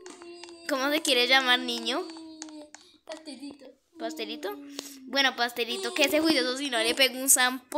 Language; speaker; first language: Spanish; native; Spanish